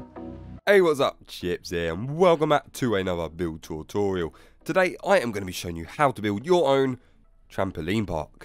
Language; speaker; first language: English; native; English